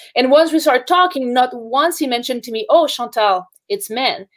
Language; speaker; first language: English; native; English